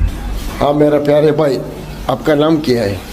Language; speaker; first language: Hindi; non-native, learner; Arabic